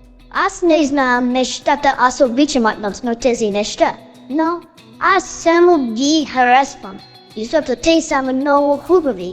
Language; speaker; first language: Bulgarian; non-native, learner; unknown